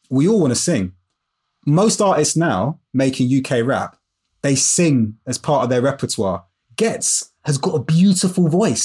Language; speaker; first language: English; native; English